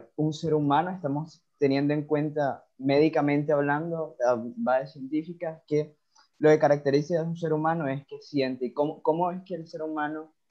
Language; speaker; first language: Spanish; native; Spanish